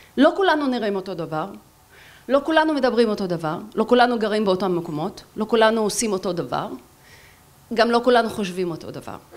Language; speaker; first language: Hebrew; non-native, local second language; Arabic